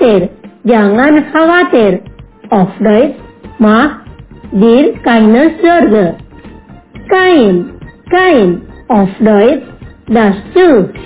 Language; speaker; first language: German; non-native, fluent; Indonesian